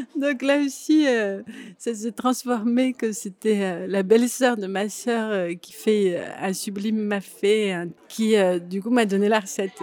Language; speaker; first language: French; native; French